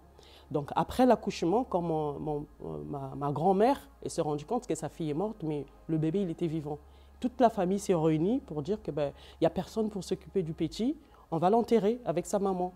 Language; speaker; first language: French; non-native, local second language; Lingala